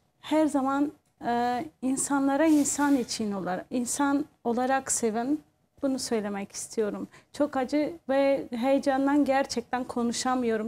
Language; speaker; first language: Turkish; non-native, fluent; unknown